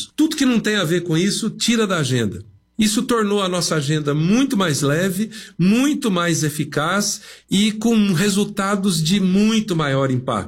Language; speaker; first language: Portuguese; native; Portuguese